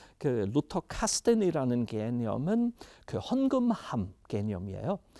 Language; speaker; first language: Korean; non-native, fluent; German